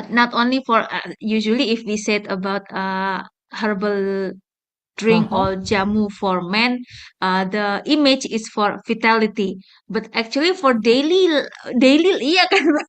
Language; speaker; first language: English; non-native, fluent; Indonesian